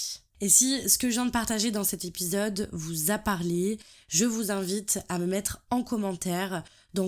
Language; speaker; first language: French; native; French